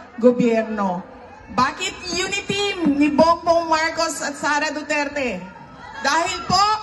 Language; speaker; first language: Filipino; non-native, local second language; Cebuano